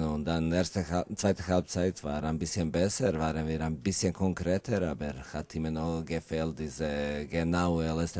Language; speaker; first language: German; non-native, learner; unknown